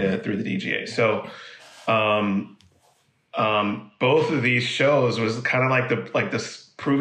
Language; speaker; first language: English; native; English